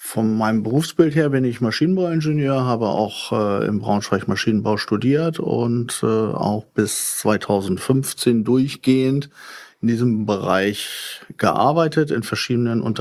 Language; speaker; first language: German; native; German